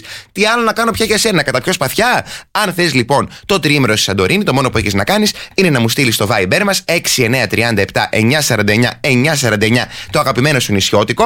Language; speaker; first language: Greek; native; Greek